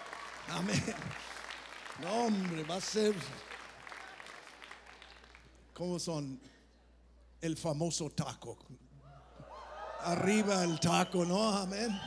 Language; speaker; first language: Spanish; non-native, fluent; English